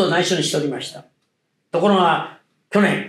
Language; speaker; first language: Japanese; native; Japanese